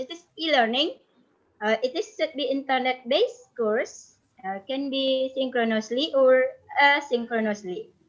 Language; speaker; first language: English; non-native, fluent; Indonesian